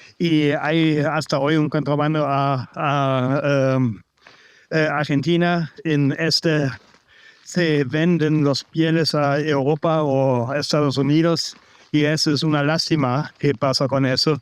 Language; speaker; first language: Spanish; non-native, learner; German